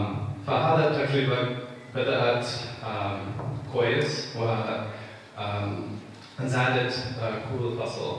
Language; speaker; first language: Arabic; non-native, fluent; English